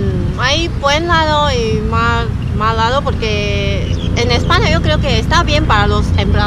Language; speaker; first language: Spanish; non-native, learner; Chinese